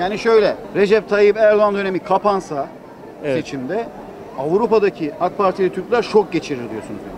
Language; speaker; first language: Turkish; native; Turkish